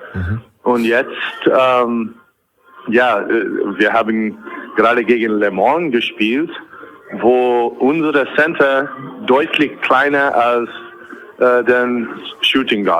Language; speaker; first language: German; non-native, fluent; English